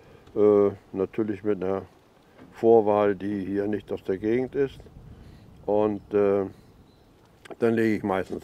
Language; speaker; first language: German; native; German